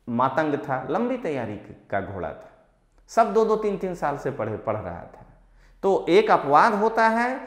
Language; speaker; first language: Hindi; non-native, local second language; Gujarati